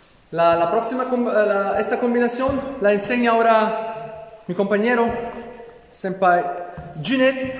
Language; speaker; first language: Spanish; non-native, fluent; Italian